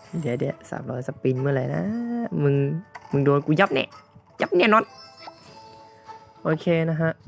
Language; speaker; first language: Thai; native; Thai